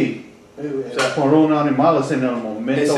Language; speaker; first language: Spanish; non-native, learner; English